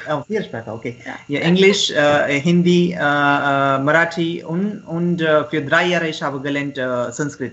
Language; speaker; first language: German; non-native, learner; Marathi